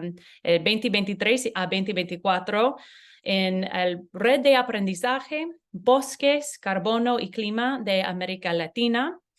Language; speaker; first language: Spanish; non-native, learner; English